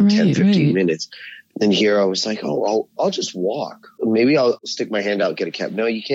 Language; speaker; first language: English; native; English